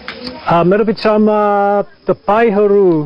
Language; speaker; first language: Nepali; non-native, learner; English